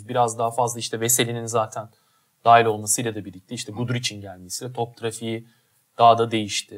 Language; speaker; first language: Turkish; native; Turkish